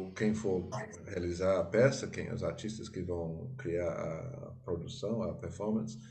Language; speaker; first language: Portuguese; non-native, fluent; English